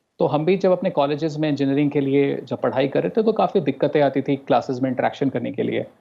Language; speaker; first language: Hindi; non-native, local second language; Bhojpuri